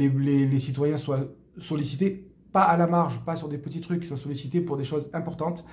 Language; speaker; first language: French; native; French